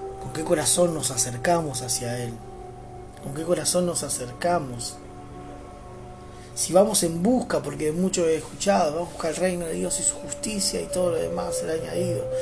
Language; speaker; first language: Spanish; native; Spanish